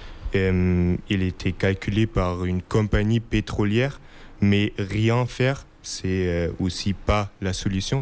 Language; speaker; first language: French; non-native, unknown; German